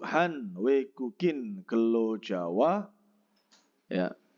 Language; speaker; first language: Korean; non-native, fluent; Indonesian